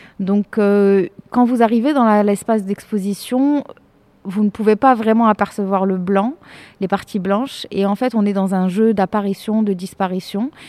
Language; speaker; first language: French; non-native, local second language; Arabic